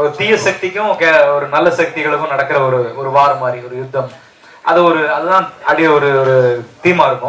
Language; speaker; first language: Tamil; native; Tamil